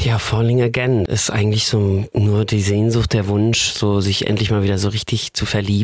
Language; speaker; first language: German; native; German